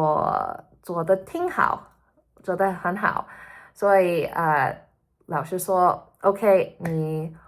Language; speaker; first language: Chinese; early bilingual, heritage; Cantonese